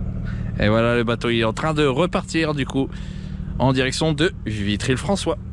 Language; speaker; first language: French; native; French